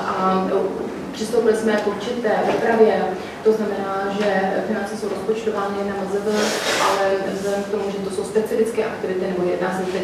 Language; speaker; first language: Czech; native; Czech